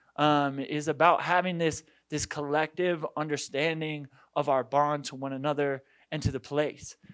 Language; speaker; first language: English; native; English